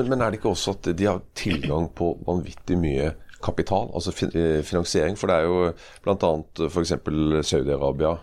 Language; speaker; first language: Norwegian; native; Norwegian